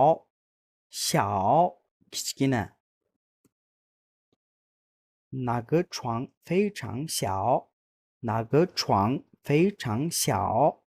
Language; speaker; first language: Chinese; non-native, fluent; Uzbek